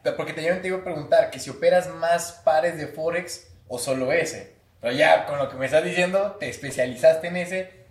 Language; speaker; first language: Spanish; native; Spanish